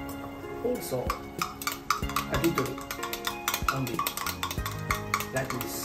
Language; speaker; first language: English; non-native, learner; Japanese